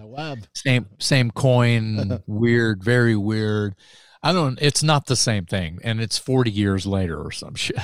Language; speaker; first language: English; native; English